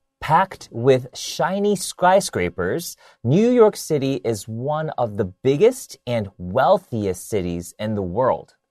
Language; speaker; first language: English; early bilingual, other home language; Chinese